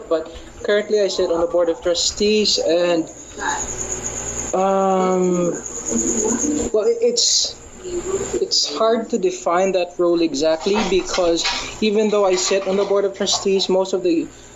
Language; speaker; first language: English; non-native, local second language; Hiligaynon